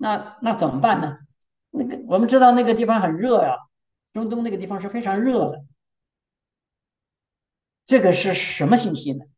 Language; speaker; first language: Chinese; native; Chinese